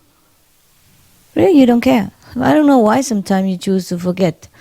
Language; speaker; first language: English; non-native, fluent; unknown